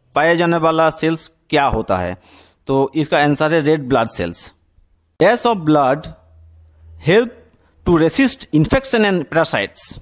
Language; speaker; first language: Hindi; non-native, local second language; Bangla